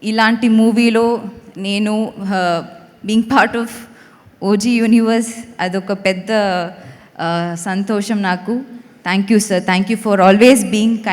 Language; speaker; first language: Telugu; non-native, learner; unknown